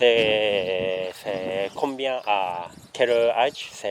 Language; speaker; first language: French; non-native, learner; Japanese